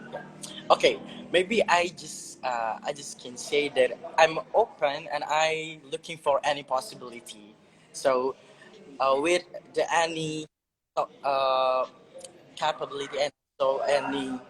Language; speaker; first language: English; non-native, learner; Indonesian